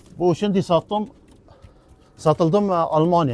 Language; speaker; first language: Turkish; non-native, learner; Arabic